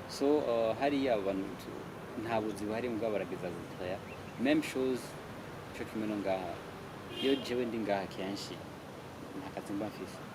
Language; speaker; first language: Rundi; early bilingual, heritage; Rundi